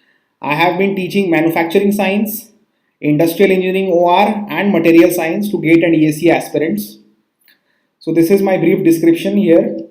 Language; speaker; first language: English; non-native, local second language; Hindi